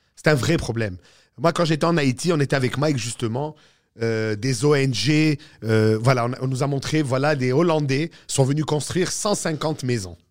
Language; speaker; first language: French; native; French